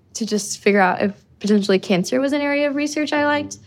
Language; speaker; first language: English; early bilingual, other home language; Spanish